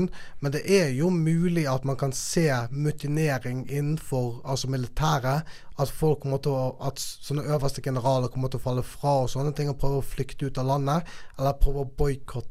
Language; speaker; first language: Norwegian; native; Norwegian